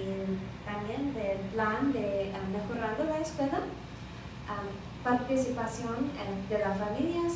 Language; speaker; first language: Spanish; non-native, learner; English